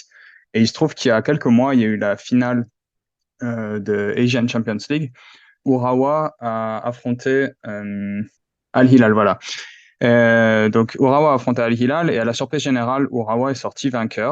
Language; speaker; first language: French; native; French